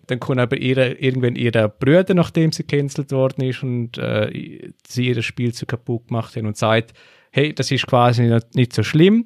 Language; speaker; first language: German; native; German